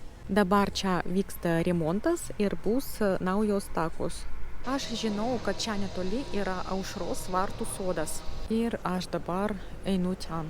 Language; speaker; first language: Lithuanian; non-native, learner; Russian